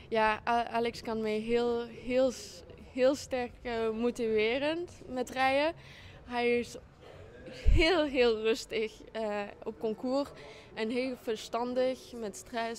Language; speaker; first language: Dutch; non-native, fluent; French